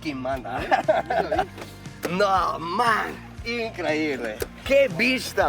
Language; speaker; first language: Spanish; non-native, learner; English